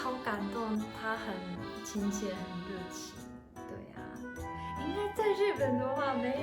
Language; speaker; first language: Chinese; non-native, fluent; Japanese